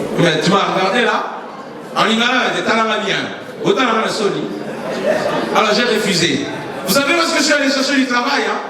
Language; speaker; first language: French; non-native, local second language; Lingala